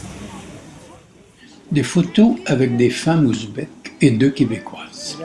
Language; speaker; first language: French; native; French